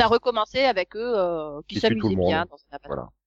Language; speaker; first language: French; native; French